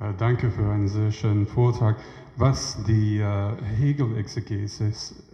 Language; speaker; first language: German; non-native, fluent; English